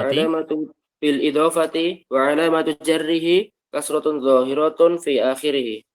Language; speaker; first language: Arabic; non-native, learner; Indonesian